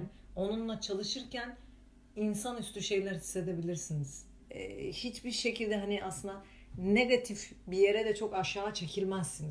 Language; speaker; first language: Turkish; non-native, fluent; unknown